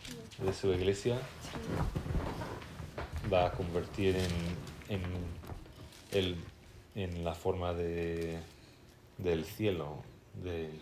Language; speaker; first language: Spanish; non-native, fluent; English